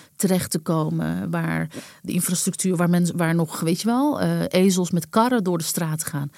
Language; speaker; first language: Dutch; native; Dutch